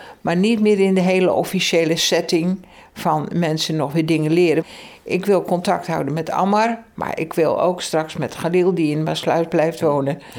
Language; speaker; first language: Dutch; native; Dutch